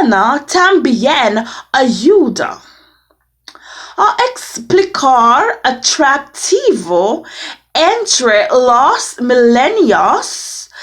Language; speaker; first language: Spanish; non-native, learner; English